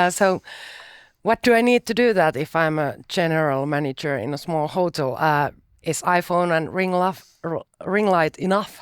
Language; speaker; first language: English; non-native, fluent; Finnish